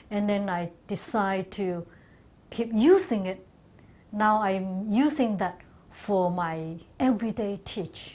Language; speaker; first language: English; non-native, learner; Chinese